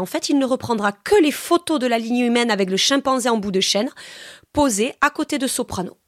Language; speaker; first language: French; native; French